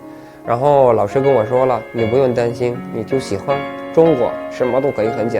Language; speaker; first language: Chinese; non-native, fluent; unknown